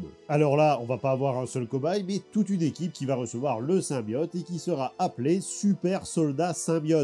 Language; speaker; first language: French; native; French